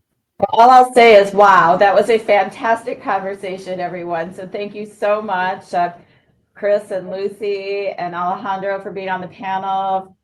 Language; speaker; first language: English; native; English